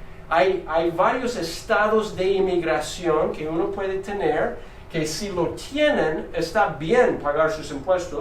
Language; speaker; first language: Spanish; non-native, fluent; English